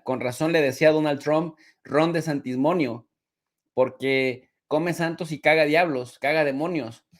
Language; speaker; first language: Spanish; native; Spanish